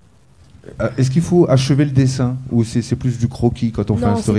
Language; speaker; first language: French; native; French